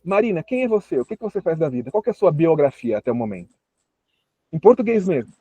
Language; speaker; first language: Portuguese; native; Portuguese